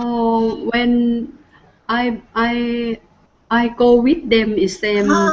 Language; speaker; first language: English; non-native, learner; Thai